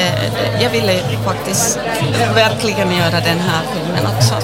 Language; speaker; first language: Swedish; non-native, local second language; Finnish